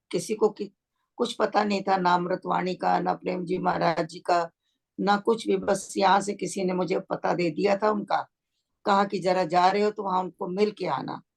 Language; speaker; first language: Hindi; native; Hindi